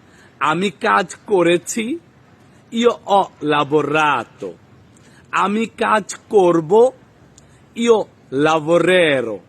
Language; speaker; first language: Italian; non-native, fluent; Bangla